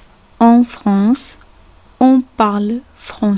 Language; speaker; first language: French; non-native, fluent; Urdu